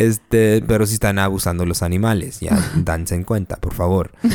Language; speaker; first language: Spanish; early bilingual, other home language; English